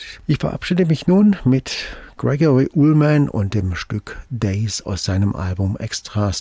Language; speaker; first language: German; native; German